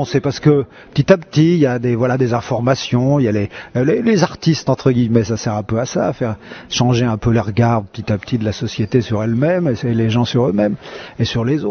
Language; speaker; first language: French; native; French